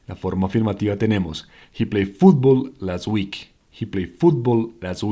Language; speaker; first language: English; non-native, fluent; Spanish